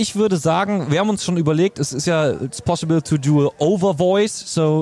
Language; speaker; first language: German; native; German